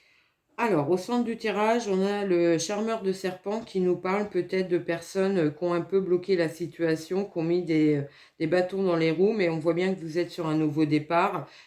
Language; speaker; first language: French; native; French